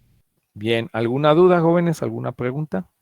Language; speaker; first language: Spanish; native; Spanish